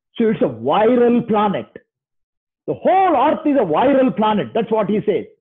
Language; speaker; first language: English; non-native, local second language; Kannada